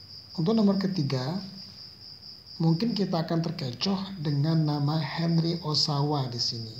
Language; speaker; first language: Indonesian; native; Indonesian